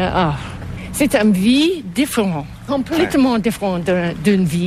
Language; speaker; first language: French; non-native, fluent; English